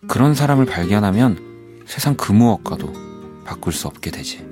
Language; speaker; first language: Korean; native; Korean